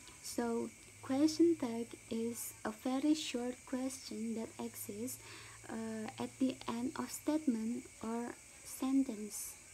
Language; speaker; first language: English; non-native, learner; Indonesian